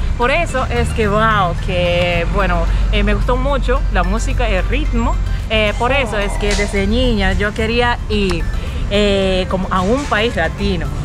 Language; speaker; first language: Spanish; non-native, fluent; Japanese